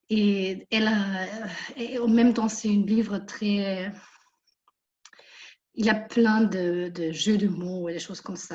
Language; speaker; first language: French; non-native, fluent; German